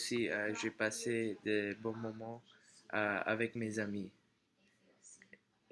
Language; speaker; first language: French; non-native, learner; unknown